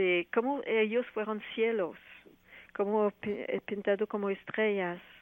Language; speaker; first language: Spanish; non-native, fluent; French